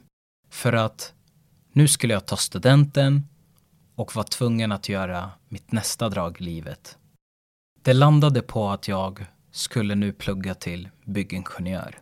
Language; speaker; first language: Swedish; early bilingual, other home language; Lingala